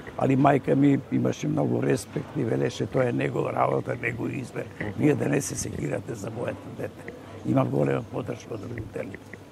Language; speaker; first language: Macedonian; native; Macedonian